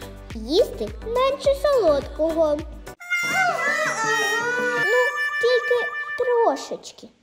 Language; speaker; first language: Ukrainian; native; Ukrainian